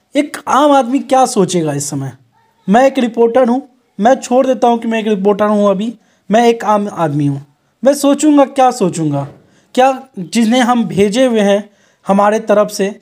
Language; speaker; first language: Hindi; native; Hindi